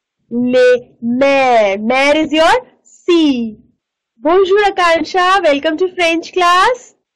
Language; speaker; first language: English; non-native, local second language; Hindi